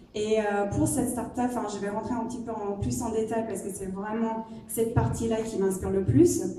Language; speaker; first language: French; non-native, fluent; English